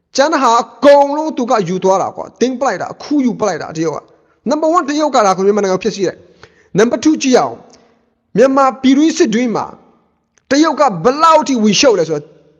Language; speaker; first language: Burmese; native; Burmese